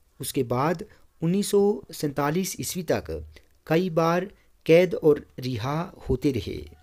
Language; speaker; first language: Urdu; non-native, local second language; Kashmiri